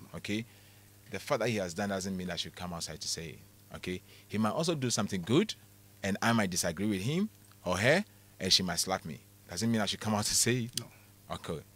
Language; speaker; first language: English; non-native, local second language; Akan